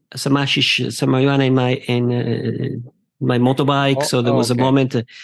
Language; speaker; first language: English; non-native, fluent; Italian